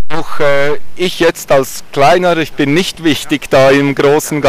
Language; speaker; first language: German; native; German